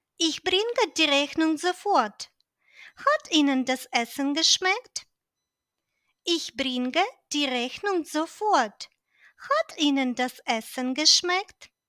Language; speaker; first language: German; non-native, fluent; Ukrainian